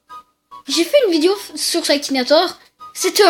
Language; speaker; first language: French; native; French